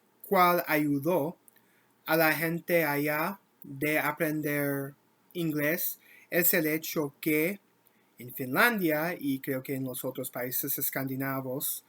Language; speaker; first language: Spanish; non-native, learner; English